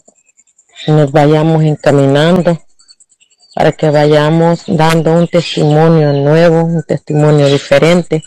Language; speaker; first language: Spanish; native; Spanish